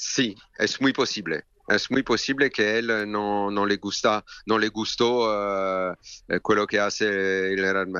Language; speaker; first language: Spanish; non-native, learner; French